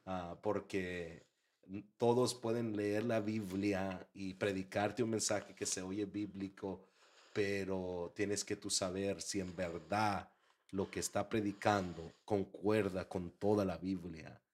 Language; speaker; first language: Spanish; early bilingual, heritage; Spanish